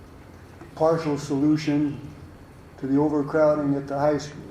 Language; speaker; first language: English; native; English